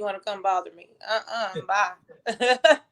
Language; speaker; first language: English; native; English